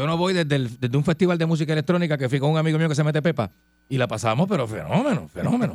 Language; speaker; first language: Spanish; native; Spanish